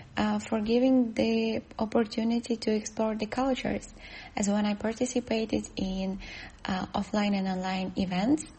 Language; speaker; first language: English; non-native, fluent; Ukrainian